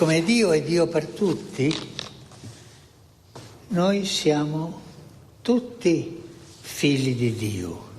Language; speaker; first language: Italian; non-native, fluent; Spanish